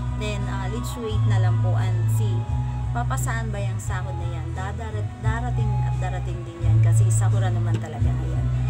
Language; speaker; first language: Filipino; non-native, local second language; Cebuano